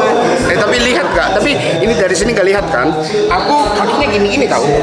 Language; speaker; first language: Indonesian; non-native, fluent; Japanese